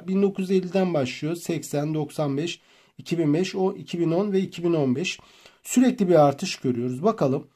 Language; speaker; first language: Turkish; native; Turkish